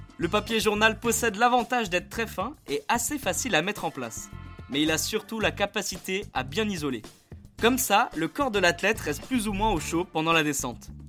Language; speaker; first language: French; native; French